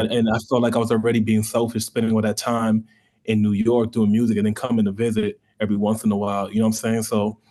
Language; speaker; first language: English; native; English